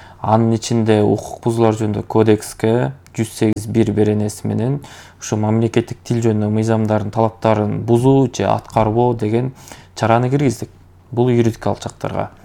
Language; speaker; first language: Kyrgyz; native; Kyrgyz